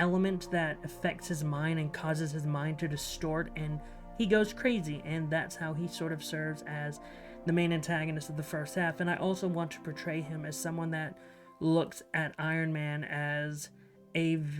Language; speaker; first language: English; native; English